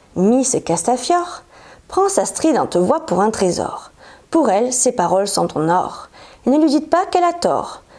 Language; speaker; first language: French; native; French